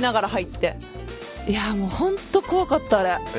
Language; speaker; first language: Japanese; native; Japanese